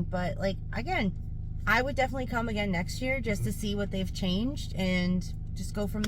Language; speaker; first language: English; native; English